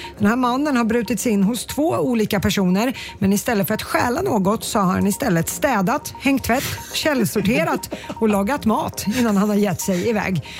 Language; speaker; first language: Swedish; native; Swedish